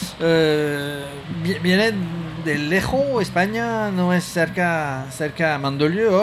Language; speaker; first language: Spanish; non-native, learner; French